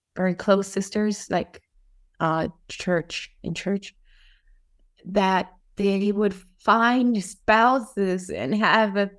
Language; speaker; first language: English; non-native, fluent; Japanese